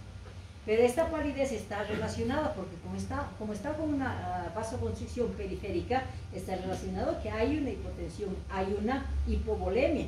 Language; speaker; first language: Spanish; native; Spanish